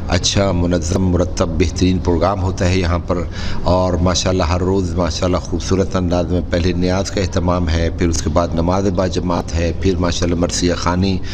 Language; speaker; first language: Urdu; non-native, local second language; Punjabi